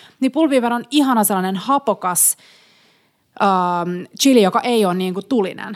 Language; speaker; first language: Finnish; native; Finnish